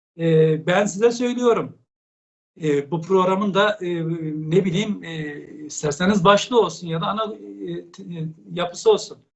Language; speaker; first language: Turkish; native; Turkish